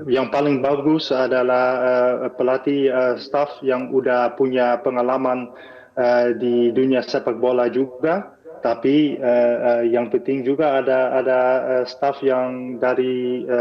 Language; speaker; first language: Indonesian; non-native, fluent; Dutch